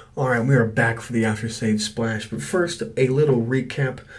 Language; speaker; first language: English; native; English